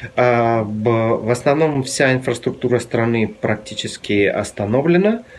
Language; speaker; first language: Russian; native; Russian